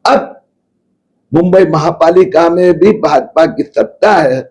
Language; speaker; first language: Hindi; non-native, local second language; Marathi